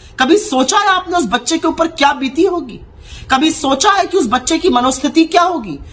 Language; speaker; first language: Hindi; native; Hindi